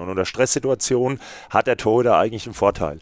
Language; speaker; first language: German; native; German